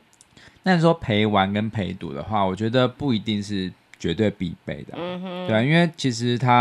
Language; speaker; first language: Chinese; native; Chinese